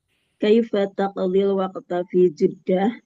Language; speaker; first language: Arabic; non-native, learner; Indonesian